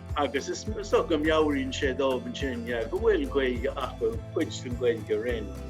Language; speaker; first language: Irish; non-native, local second language; English